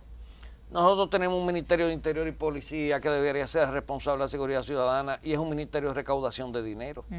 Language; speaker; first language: Spanish; native; Spanish